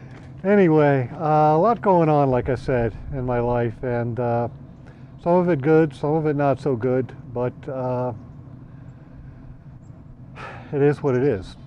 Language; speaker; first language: English; native; English